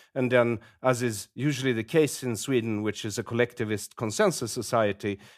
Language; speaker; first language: English; non-native, fluent; Swedish